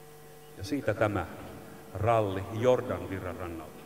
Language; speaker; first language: Finnish; native; Finnish